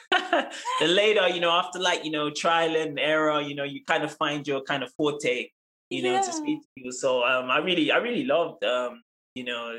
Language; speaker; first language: English; native; English